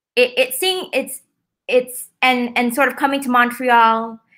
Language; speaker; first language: English; native; English